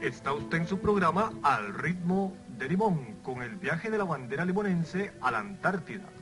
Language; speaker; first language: Spanish; native; Spanish